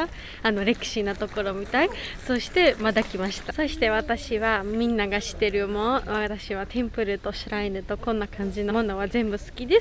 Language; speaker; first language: Japanese; non-native, learner; Georgian